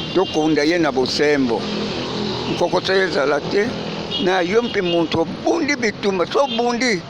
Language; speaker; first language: Lingala; non-native, local second language; Kongo